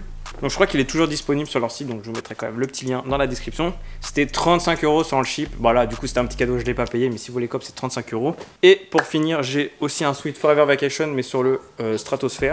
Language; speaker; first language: French; native; French